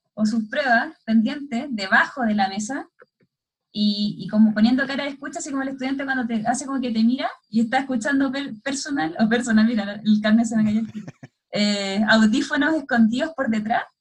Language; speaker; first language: Spanish; native; Spanish